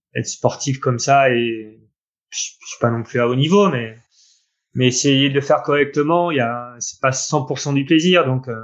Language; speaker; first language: French; native; French